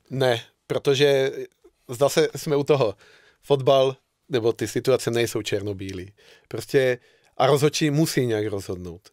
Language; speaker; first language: Czech; non-native, fluent; Hungarian